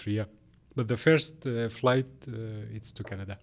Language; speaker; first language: English; non-native, fluent; Arabic